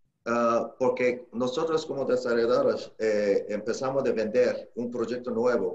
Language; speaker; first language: Spanish; non-native, learner; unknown